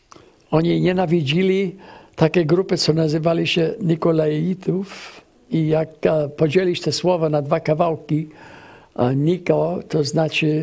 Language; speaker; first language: Polish; early bilingual, heritage; English